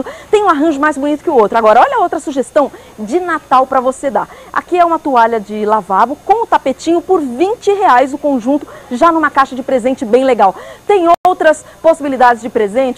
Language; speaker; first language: Portuguese; native; Portuguese